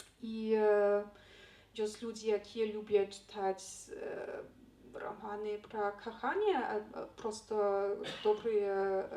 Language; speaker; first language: Polish; non-native, learner; Belarusian